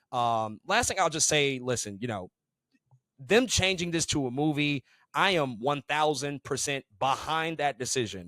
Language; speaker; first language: English; native; English